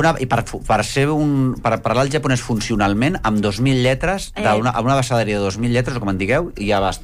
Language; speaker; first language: Catalan; native; Catalan